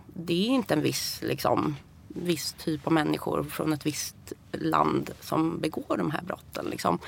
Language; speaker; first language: Swedish; early bilingual, other home language; Persian